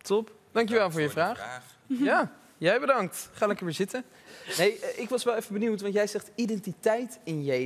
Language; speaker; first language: Dutch; native; Dutch